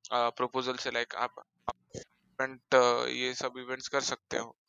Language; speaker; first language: Hindi; non-native, local second language; Marathi